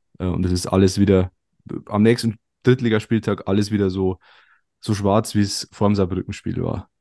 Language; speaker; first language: German; native; German